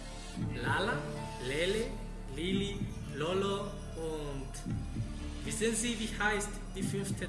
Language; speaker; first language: German; non-native, learner; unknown